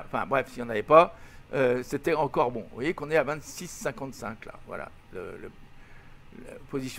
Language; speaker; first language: French; native; French